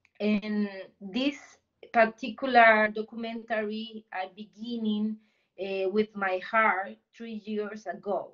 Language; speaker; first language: English; non-native, learner; Spanish